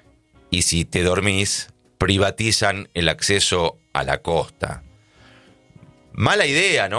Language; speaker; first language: Spanish; native; Spanish